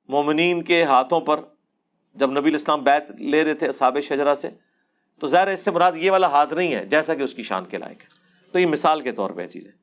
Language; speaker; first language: Urdu; non-native, local second language; Punjabi